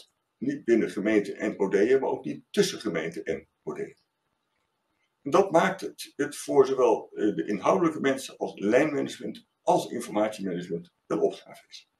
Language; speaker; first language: Dutch; native; Dutch